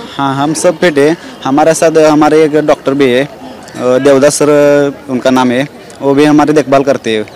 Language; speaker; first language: Hindi; non-native, local second language; Marathi